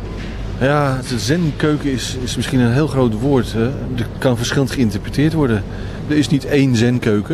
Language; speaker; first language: Dutch; native; Dutch